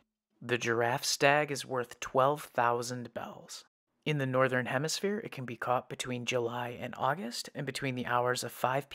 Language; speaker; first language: English; native; English